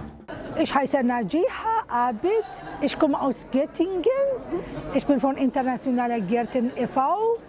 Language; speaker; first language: German; non-native, learner; Arabic